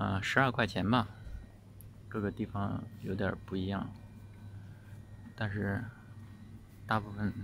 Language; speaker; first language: Chinese; native; Chinese